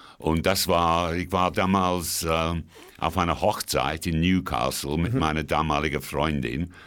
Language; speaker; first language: German; non-native, fluent; English